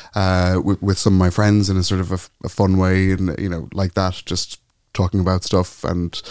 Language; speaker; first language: English; native; English